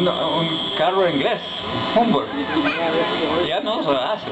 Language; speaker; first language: Spanish; non-native, fluent; English